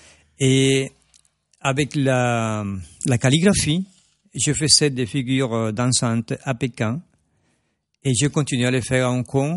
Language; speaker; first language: French; non-native, fluent; Spanish